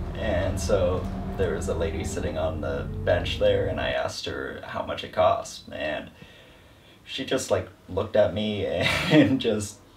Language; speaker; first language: English; native; English